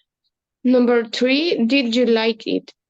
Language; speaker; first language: English; non-native, learner; Spanish